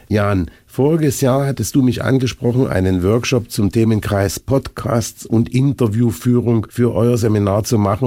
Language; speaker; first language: German; native; German